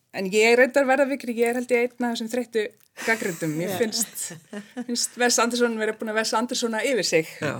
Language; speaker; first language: Icelandic; non-native, fluent; English